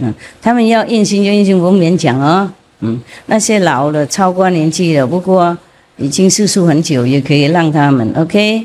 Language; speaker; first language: Chinese; non-native, fluent; Vietnamese